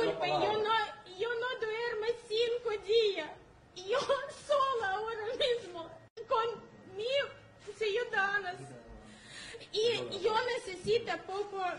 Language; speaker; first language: Spanish; non-native, learner; Ukrainian